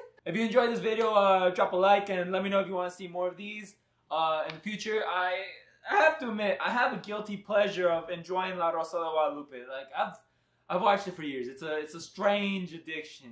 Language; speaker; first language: English; early bilingual, other home language; Spanish